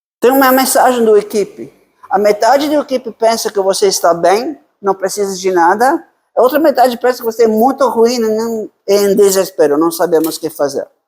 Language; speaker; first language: Portuguese; non-native, fluent; Italian